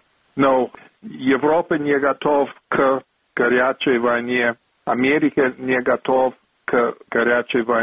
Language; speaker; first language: Russian; non-native, fluent; English